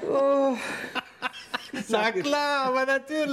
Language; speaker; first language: German; non-native, fluent; Ukrainian